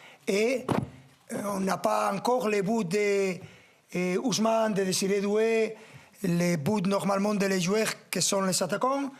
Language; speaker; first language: French; non-native, fluent; Spanish